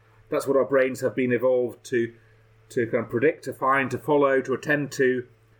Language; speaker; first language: English; native; English